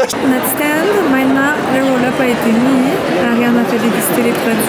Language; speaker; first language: French; native; French